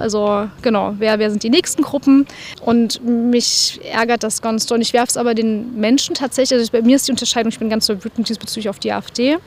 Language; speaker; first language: German; native; German